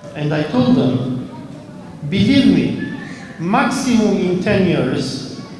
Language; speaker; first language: English; non-native, fluent; Albanian